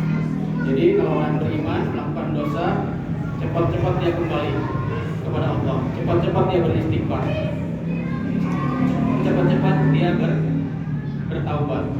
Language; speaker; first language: Indonesian; native; Indonesian